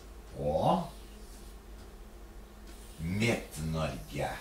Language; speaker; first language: Norwegian; non-native, fluent; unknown